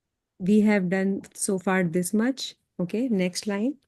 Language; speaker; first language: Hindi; native; Hindi